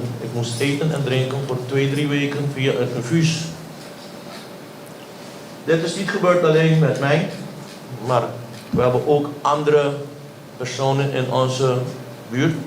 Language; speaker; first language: Dutch; non-native, local second language; Papiamento